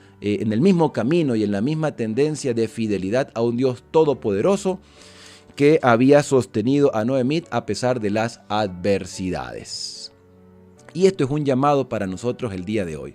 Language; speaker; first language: Spanish; native; Spanish